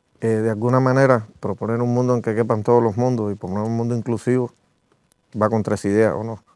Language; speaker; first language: Spanish; native; Spanish